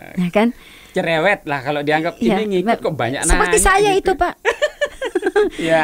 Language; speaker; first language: Indonesian; native; Indonesian